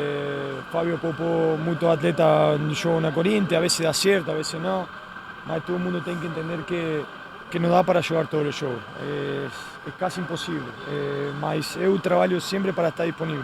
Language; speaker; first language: Portuguese; non-native, fluent; Spanish